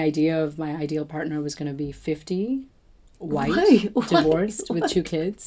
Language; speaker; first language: English; non-native, local second language; Bangla